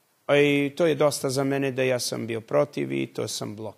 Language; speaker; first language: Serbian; early bilingual, heritage; English